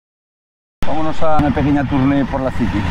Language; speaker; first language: Spanish; native; Spanish